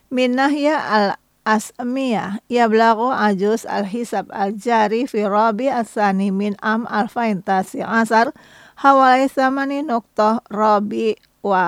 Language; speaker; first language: Arabic; non-native, fluent; Indonesian